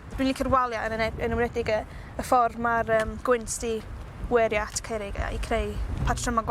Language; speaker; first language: Welsh; native; Welsh